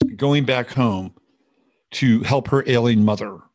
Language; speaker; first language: English; native; English